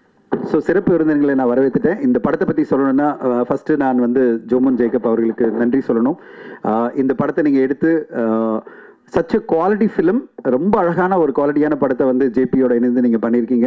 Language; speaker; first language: Tamil; native; Tamil